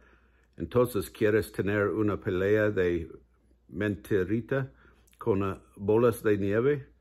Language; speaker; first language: Spanish; non-native, learner; English